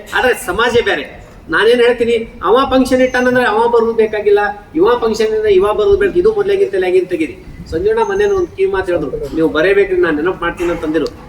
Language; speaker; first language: Kannada; non-native, local second language; Lambadi